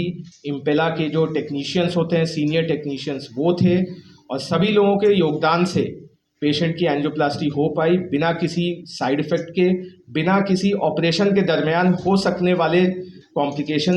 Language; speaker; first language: Hindi; native; Hindi